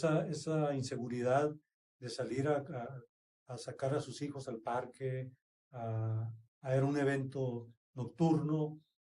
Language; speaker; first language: Spanish; native; Spanish